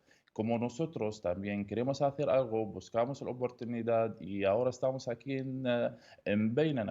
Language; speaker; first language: Spanish; non-native, learner; Arabic